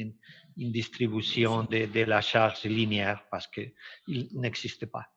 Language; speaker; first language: French; non-native, fluent; Spanish